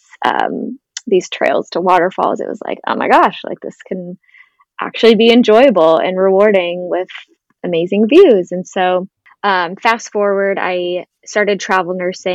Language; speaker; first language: English; native; English